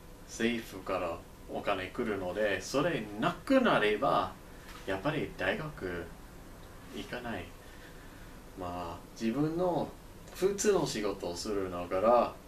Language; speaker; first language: Japanese; non-native, learner; English